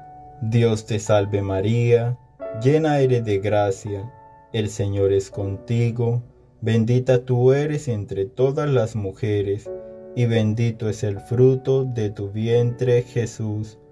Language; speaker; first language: Spanish; native; Spanish